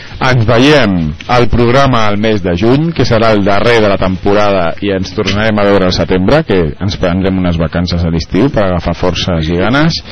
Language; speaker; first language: Catalan; native; Catalan